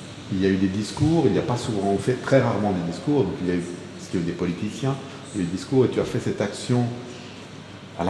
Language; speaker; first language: French; native; French